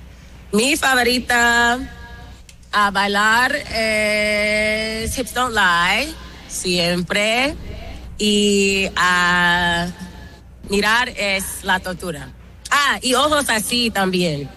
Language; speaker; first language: Spanish; non-native, learner; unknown